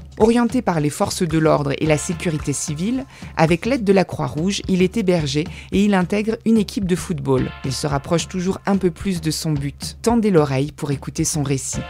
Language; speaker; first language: French; native; French